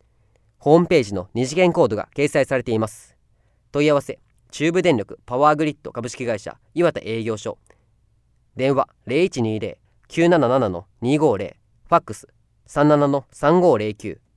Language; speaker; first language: Japanese; native; Japanese